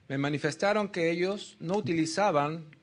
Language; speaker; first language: Spanish; native; Spanish